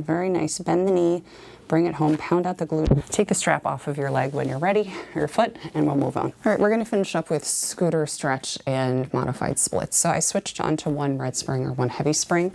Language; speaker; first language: English; native; English